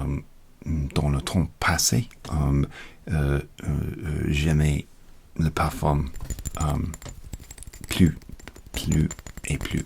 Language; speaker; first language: French; non-native, learner; English